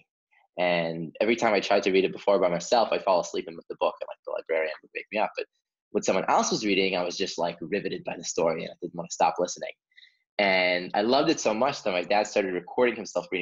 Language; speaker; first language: English; early bilingual, other home language; Hebrew